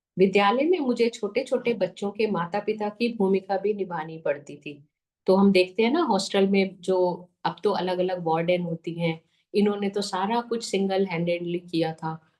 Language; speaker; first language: Hindi; native; Hindi